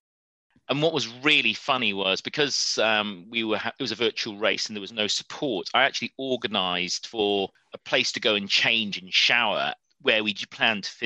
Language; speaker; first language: English; native; English